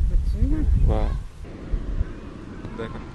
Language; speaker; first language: French; native; French